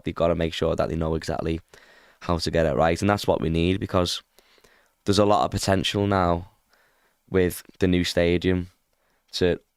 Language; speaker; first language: English; native; English